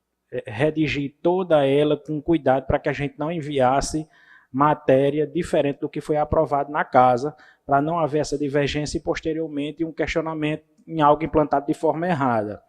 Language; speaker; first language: Portuguese; native; Portuguese